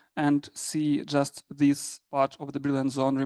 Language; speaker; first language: English; non-native, fluent; Ukrainian